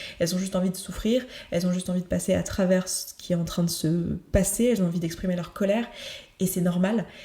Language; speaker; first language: French; native; French